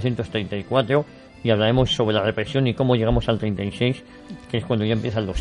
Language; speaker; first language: Spanish; native; Spanish